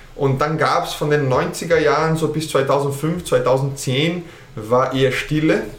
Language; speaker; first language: German; early bilingual, heritage; German